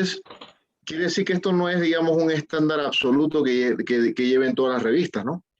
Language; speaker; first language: Spanish; native; Spanish